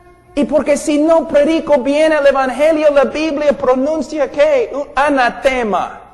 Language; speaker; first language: Spanish; non-native, fluent; English